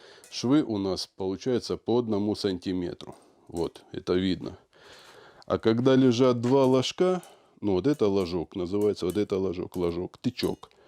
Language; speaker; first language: Russian; native; Russian